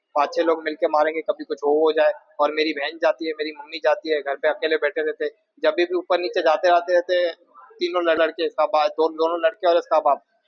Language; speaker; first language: Hindi; native; Hindi